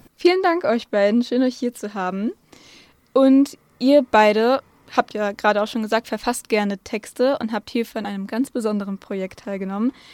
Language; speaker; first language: German; native; German